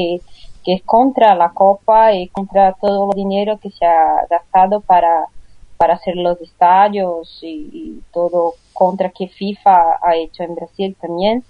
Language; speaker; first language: Spanish; non-native, learner; Portuguese